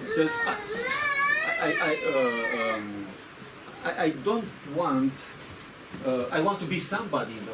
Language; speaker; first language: English; non-native, fluent; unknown